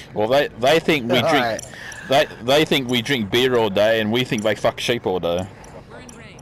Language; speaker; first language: English; native; English